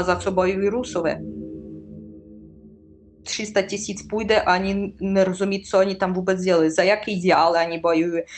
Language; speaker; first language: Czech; non-native, learner; Russian